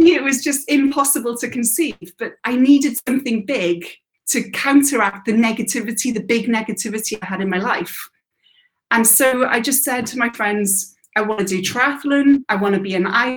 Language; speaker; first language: English; native; English